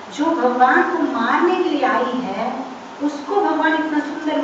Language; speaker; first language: Hindi; non-native, local second language; Telugu